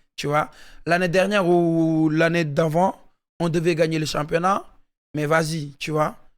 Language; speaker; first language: French; non-native, local second language; Wolof